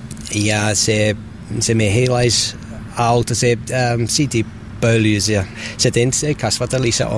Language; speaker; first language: Finnish; non-native, learner; English